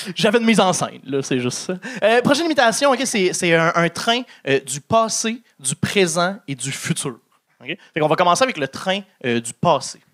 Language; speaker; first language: French; native; French